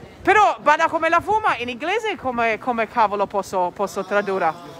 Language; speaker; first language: Italian; non-native, fluent; English